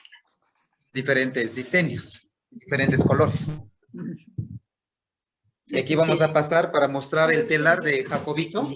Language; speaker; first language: Spanish; non-native, local second language; Zapotec